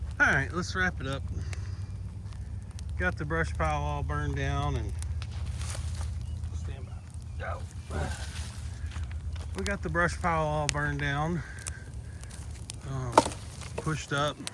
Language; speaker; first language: English; native; English